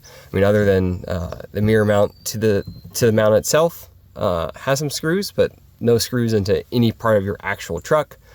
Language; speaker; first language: English; native; English